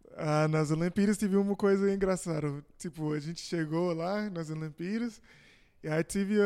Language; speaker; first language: Portuguese; non-native, fluent; English